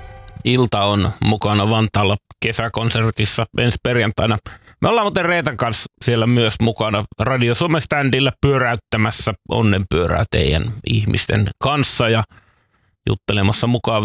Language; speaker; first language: Finnish; native; Finnish